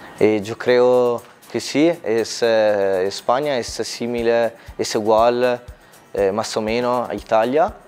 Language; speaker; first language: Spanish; non-native, learner; Italian